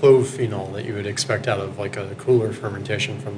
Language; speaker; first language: English; native; English